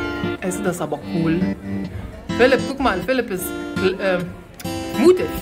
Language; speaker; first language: German; non-native, fluent; Lithuanian